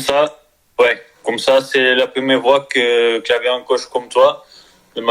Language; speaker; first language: French; non-native, learner; Spanish